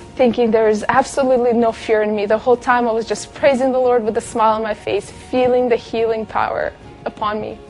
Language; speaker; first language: English; non-native, fluent; Russian